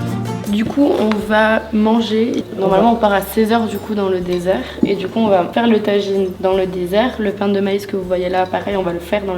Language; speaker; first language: French; native; French